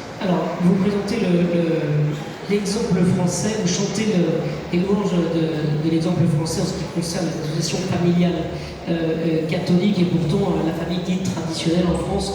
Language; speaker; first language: French; native; French